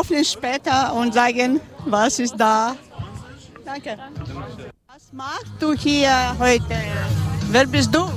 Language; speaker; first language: German; non-native, learner; Ukrainian